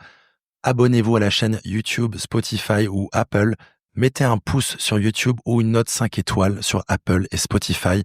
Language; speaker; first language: French; native; French